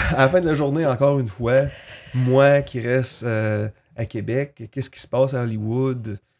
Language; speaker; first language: French; native; French